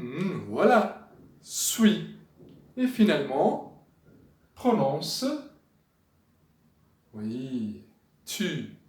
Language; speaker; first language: French; non-native, fluent; Portuguese